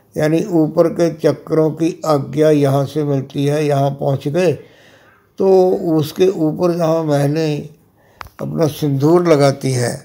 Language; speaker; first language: Hindi; non-native, local second language; Punjabi